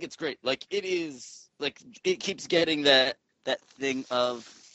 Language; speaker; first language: English; native; English